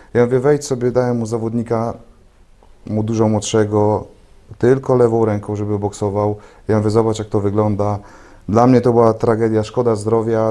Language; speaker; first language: Polish; native; Polish